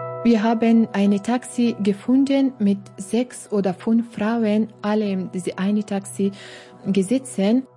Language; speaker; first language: German; non-native, learner; Persian